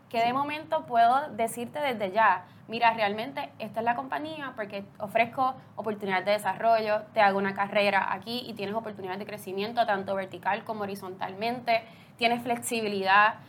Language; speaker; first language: Spanish; native; Spanish